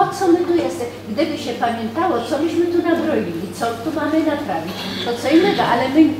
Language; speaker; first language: Polish; native; Polish